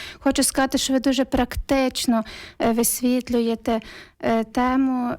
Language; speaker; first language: Ukrainian; native; Ukrainian